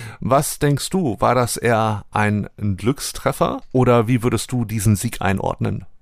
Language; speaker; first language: German; native; German